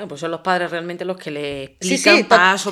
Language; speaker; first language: Spanish; native; Spanish